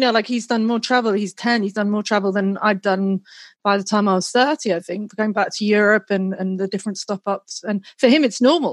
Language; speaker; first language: English; native; English